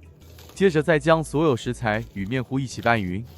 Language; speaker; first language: Chinese; native; Chinese